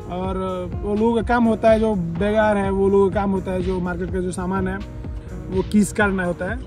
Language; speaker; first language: Hindi; non-native, fluent; Bangla